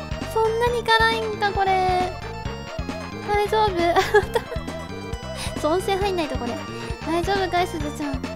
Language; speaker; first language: Japanese; native; Japanese